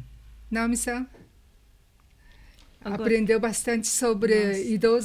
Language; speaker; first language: Portuguese; non-native, learner; Japanese